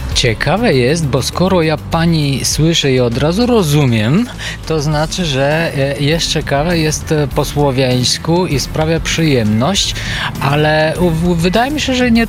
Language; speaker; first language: Polish; non-native, fluent; Bulgarian